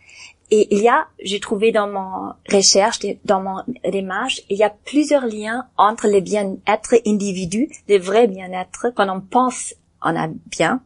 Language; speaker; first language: French; non-native, learner; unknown